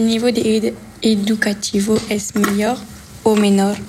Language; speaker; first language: Spanish; non-native, learner; French